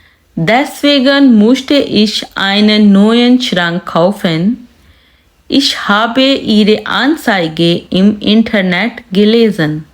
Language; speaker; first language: German; non-native, fluent; Urdu